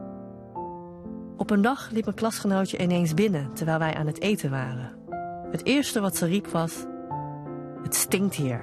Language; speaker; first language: Dutch; early bilingual, other home language; Cantonese